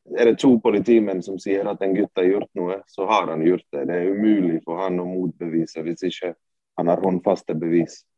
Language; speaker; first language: Norwegian; early bilingual, other home language; Bosnian